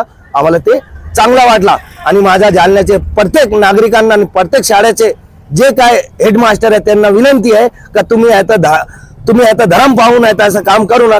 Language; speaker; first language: Marathi; non-native, local second language; Urdu